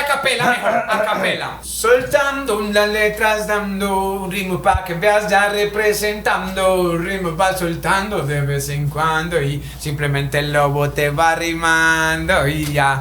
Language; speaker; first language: Spanish; native; Spanish